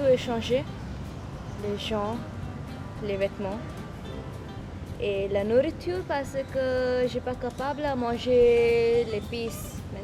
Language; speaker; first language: French; non-native, learner; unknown